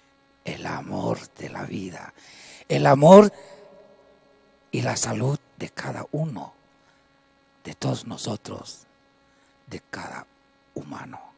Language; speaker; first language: Spanish; non-native, local second language; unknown